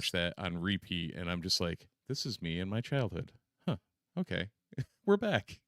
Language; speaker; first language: English; native; English